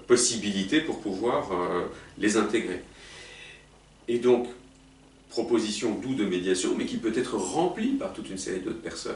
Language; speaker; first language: French; native; French